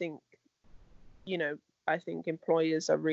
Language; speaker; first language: English; native; English